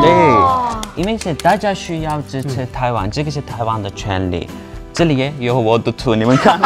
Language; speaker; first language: Chinese; non-native, fluent; Turkish